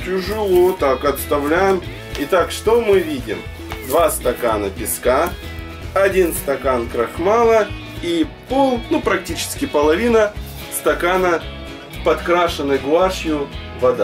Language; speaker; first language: Russian; native; Russian